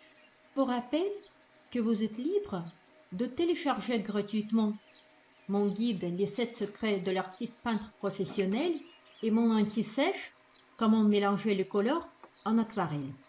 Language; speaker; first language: French; non-native, fluent; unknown